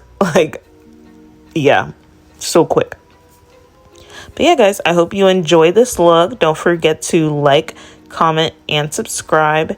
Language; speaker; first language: English; native; English